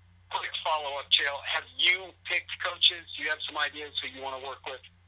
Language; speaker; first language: English; native; English